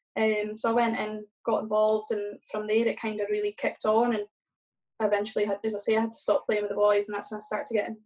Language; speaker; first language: English; native; English